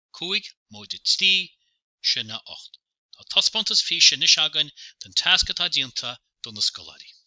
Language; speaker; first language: Irish; native; Irish